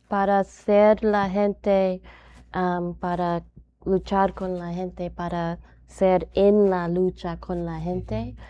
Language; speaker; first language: Spanish; non-native, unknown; English